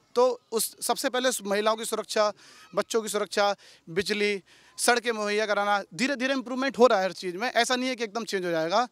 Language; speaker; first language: Hindi; native; Hindi